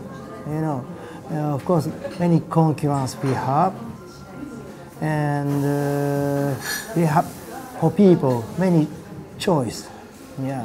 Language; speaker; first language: English; non-native, learner; Japanese